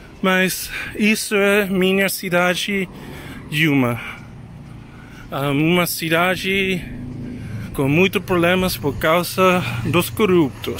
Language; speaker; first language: Portuguese; non-native, learner; English